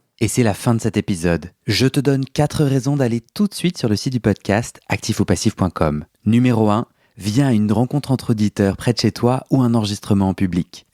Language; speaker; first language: French; native; French